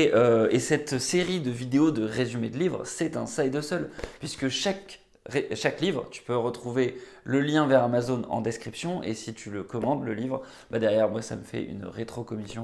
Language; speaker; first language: French; native; French